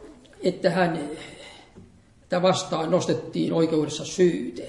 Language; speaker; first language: Finnish; native; Finnish